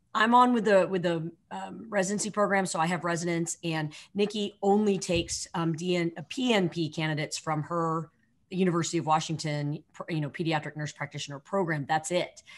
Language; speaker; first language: English; native; English